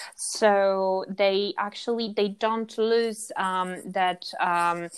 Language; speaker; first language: English; non-native, fluent; Polish